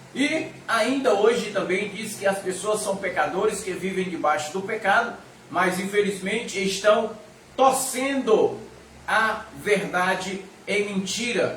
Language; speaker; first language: Portuguese; native; Portuguese